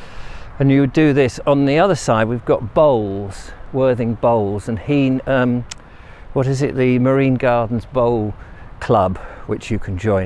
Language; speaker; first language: English; native; English